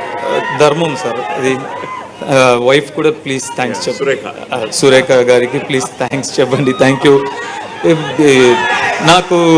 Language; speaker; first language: Telugu; non-native, learner; Tamil